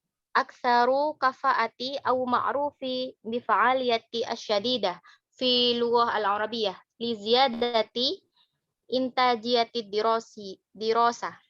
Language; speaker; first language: Arabic; non-native, learner; Indonesian